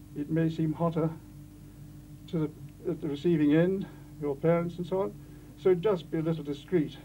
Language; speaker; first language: English; native; English